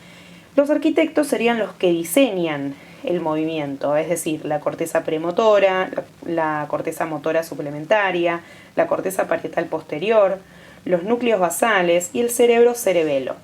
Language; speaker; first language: Spanish; native; Spanish